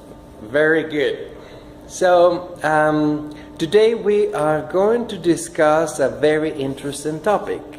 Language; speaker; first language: English; non-native, fluent; Spanish